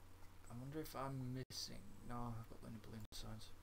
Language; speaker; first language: English; native; English